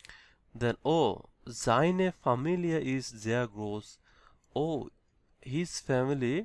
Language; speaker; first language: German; non-native, learner; Bangla